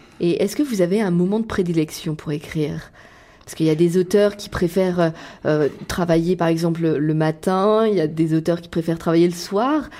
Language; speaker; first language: French; native; French